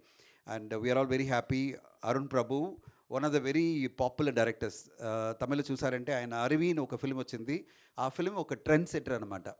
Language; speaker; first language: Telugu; non-native, learner; Tamil